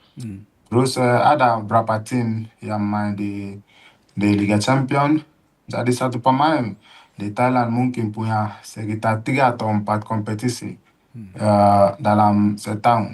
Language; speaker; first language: Indonesian; non-native, fluent; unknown